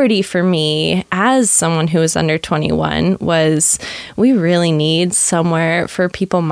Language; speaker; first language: English; native; English